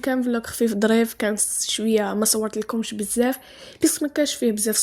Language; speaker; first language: Arabic; native; Arabic